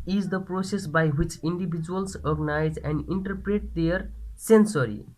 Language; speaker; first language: English; non-native, local second language; Nepali